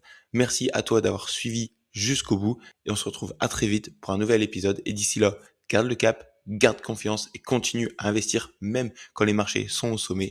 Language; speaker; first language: French; native; French